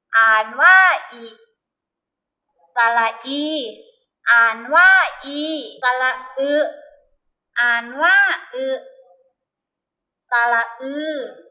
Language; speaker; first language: Thai; native; Thai